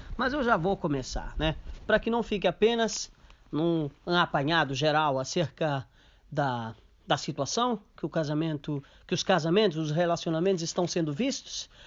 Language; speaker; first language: Portuguese; non-native, local second language; Kabuverdianu